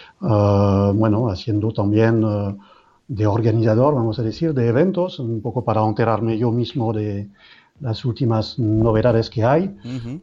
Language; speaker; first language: Spanish; non-native, fluent; French